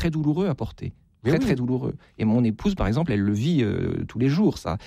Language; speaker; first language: French; native; French